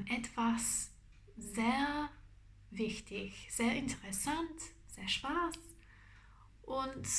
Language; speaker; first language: German; non-native, learner; English